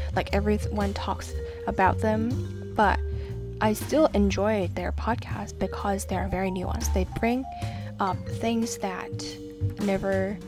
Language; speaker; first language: English; non-native, local second language; Cantonese